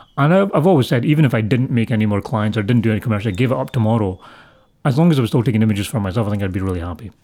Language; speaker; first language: English; native; English